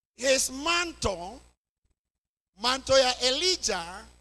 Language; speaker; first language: English; non-native, local second language; Swahili